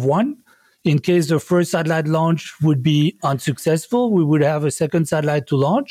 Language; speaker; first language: English; non-native, fluent; French